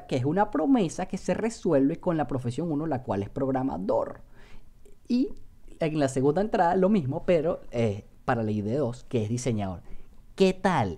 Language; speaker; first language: Spanish; native; Spanish